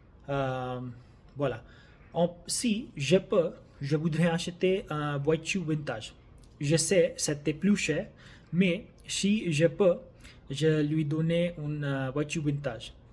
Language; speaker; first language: French; non-native, learner; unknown